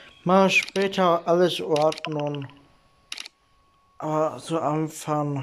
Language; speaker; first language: German; non-native, learner; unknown